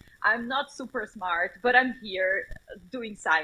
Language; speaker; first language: English; non-native, fluent; Portuguese